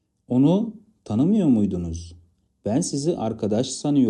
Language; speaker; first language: Turkish; non-native, fluent; Kazakh